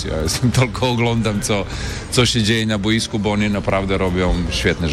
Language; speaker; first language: Polish; non-native, fluent; Serbian